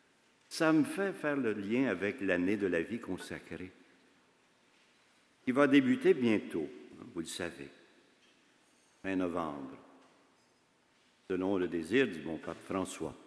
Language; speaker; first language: French; native; French